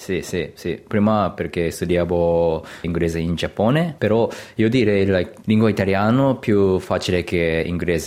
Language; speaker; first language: Italian; non-native, learner; Japanese